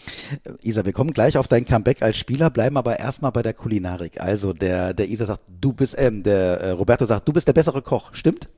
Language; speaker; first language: German; native; German